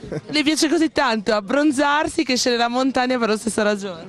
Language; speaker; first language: Italian; native; Italian